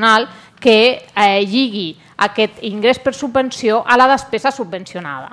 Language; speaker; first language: Catalan; native; Catalan